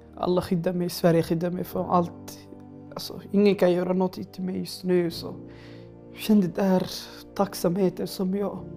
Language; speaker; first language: Swedish; early bilingual, other home language; Somali